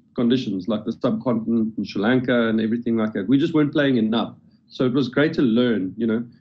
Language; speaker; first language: English; native; English